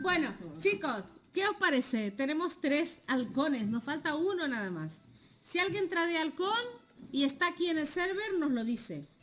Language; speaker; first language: Spanish; native; Spanish